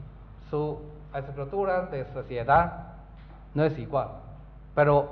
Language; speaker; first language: Spanish; non-native, learner; Chinese